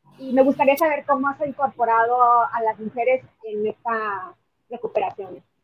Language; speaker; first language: Spanish; native; Spanish